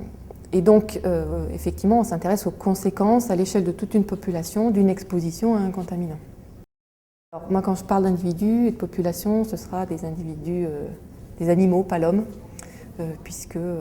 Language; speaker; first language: French; native; French